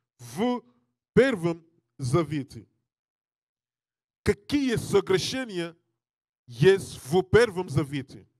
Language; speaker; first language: Russian; non-native, learner; English